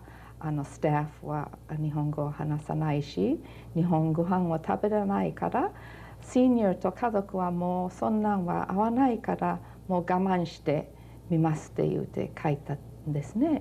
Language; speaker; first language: Japanese; early bilingual, heritage; Japanese